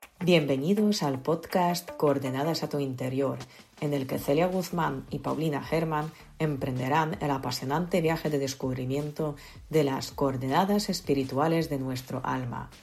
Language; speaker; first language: Spanish; non-native, fluent; Polish